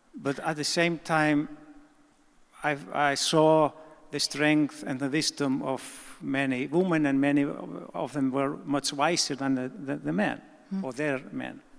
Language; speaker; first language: English; non-native, fluent; Icelandic